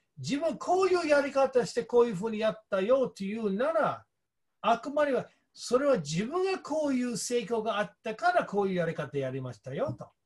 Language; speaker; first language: Japanese; non-native, fluent; English